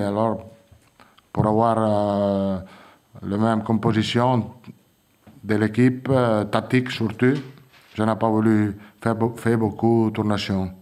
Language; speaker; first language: French; non-native, fluent; Italian